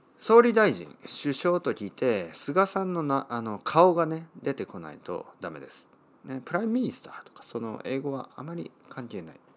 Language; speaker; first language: Japanese; native; Japanese